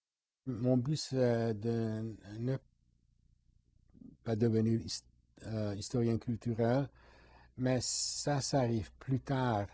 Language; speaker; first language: French; non-native, fluent; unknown